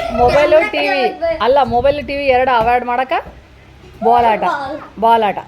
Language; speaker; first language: Kannada; native; Kannada